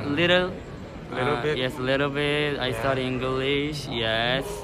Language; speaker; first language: English; non-native, learner; Korean